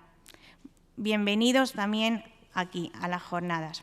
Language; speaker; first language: Spanish; native; Spanish